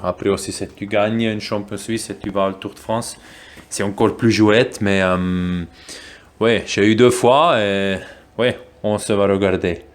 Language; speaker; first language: French; non-native, local second language; German